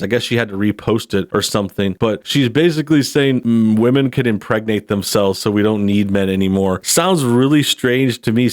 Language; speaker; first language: English; native; English